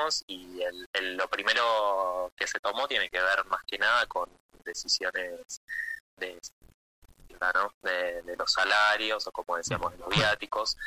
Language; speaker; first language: Spanish; native; Spanish